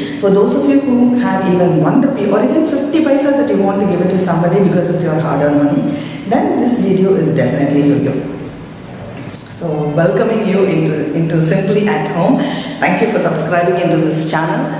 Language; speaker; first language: English; non-native, local second language; Tamil